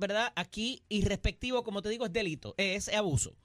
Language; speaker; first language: Spanish; native; Spanish